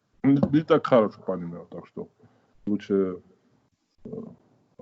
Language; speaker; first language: Russian; non-native, fluent; Georgian